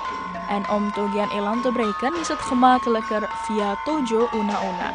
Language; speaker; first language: Dutch; non-native, fluent; Indonesian